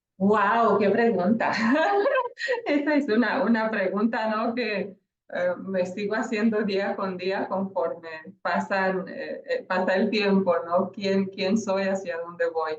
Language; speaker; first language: Spanish; non-native, fluent; Romanian